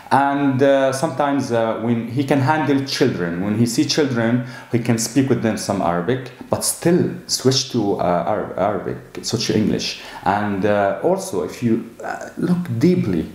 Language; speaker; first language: English; non-native, fluent; Arabic